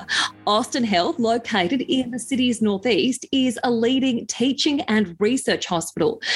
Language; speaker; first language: English; native; English